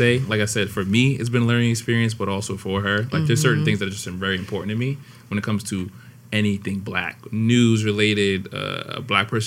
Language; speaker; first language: English; native; English